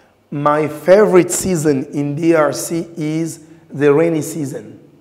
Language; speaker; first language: English; non-native, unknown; Lingala